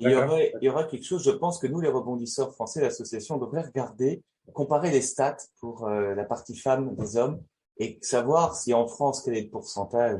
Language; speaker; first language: French; native; French